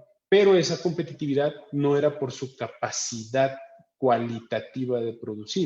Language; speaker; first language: Spanish; native; Spanish